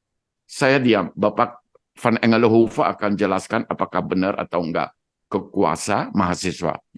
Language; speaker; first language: Indonesian; non-native, fluent; Dutch